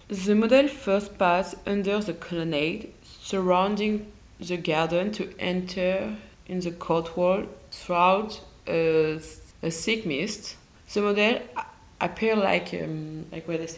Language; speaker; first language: English; non-native, learner; French